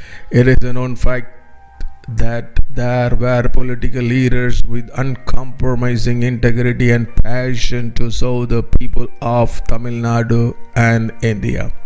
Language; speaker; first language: English; non-native, local second language; Tamil